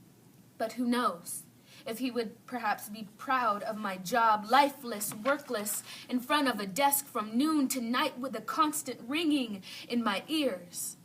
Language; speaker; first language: English; native; English